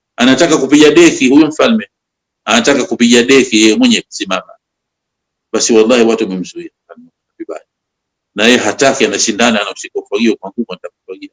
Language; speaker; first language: Swahili; native; Swahili